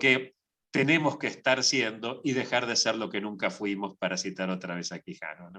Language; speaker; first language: Spanish; native; Spanish